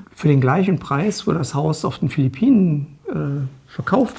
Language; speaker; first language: German; native; German